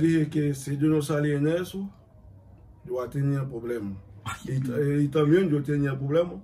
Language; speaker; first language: Spanish; non-native, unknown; Haitian Creole